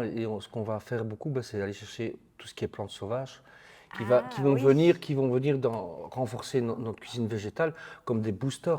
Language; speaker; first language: French; native; French